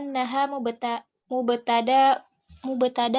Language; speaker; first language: Arabic; non-native, learner; Indonesian